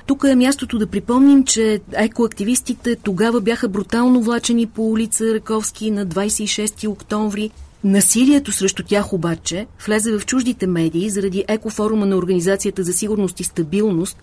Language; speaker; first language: Bulgarian; native; Bulgarian